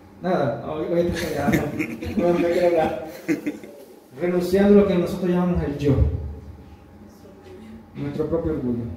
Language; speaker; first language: Spanish; native; Spanish